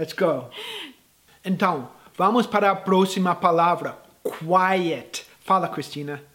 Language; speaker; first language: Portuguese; non-native, fluent; English